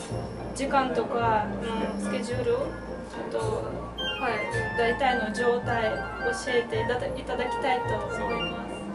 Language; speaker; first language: Japanese; non-native, fluent; Russian